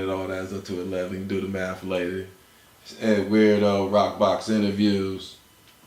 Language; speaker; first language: English; native; English